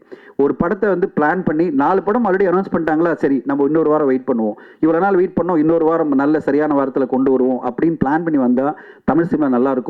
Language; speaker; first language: Tamil; native; Tamil